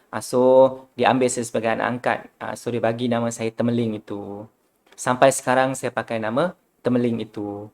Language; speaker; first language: Malay; native; Malay